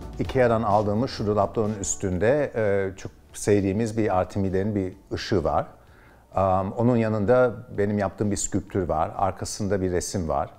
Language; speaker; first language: Turkish; early bilingual, heritage; Turkish